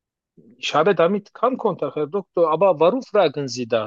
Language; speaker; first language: German; non-native, learner; Turkish